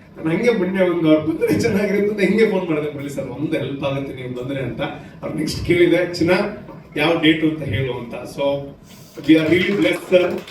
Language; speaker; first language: Kannada; non-native, local second language; Tulu